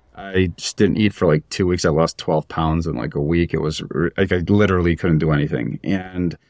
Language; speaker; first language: English; native; English